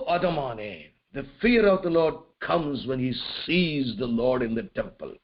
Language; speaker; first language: English; non-native, local second language; Tamil